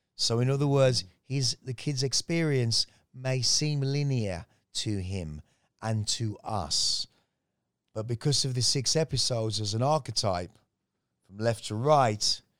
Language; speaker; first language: English; native; English